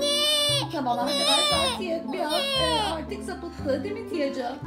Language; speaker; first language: Turkish; native; Turkish